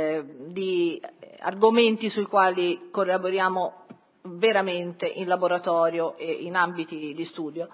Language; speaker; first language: Italian; native; Italian